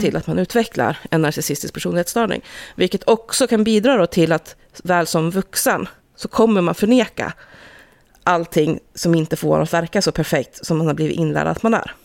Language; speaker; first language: Swedish; native; Swedish